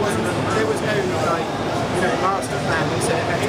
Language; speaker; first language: English; native; English